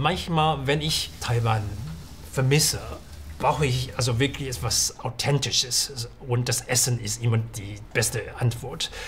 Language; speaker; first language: German; non-native, fluent; Chinese